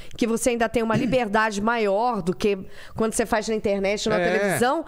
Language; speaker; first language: Portuguese; native; Portuguese